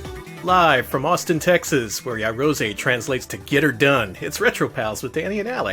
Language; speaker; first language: English; native; English